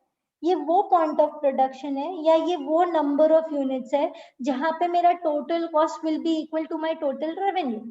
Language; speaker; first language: Hindi; native; Hindi